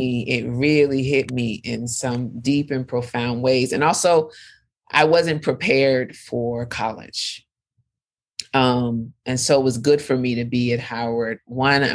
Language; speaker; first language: English; native; English